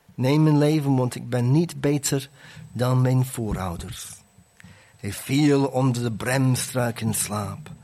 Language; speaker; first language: Dutch; non-native, fluent; English